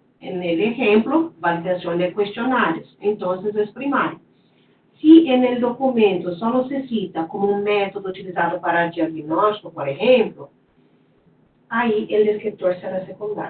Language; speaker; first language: Spanish; non-native, fluent; Portuguese